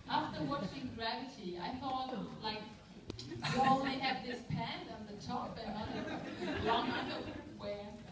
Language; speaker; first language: English; non-native, fluent; German